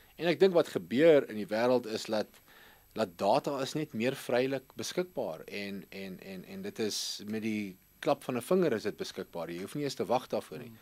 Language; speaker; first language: Afrikaans; native; Afrikaans